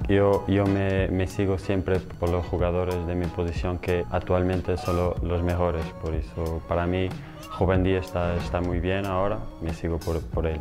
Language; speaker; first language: Spanish; non-native, learner; Portuguese